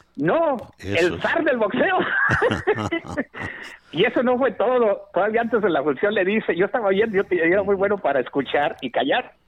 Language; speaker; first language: Spanish; native; Spanish